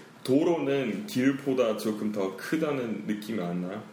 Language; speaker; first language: Korean; non-native, fluent; English